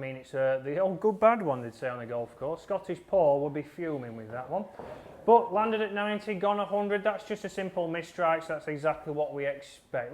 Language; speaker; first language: English; native; English